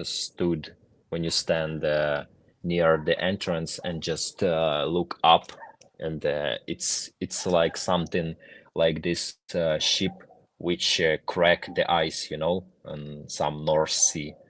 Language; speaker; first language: English; non-native, fluent; Ukrainian